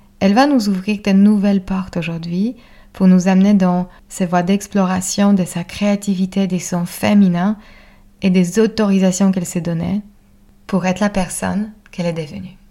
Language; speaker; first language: French; non-native, fluent; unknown